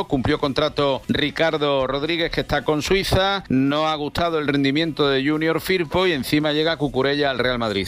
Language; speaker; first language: Spanish; native; Spanish